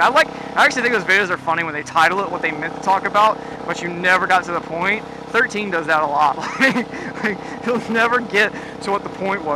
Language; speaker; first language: English; native; English